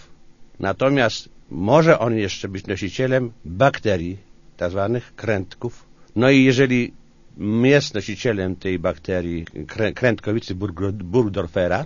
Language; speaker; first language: Polish; native; Polish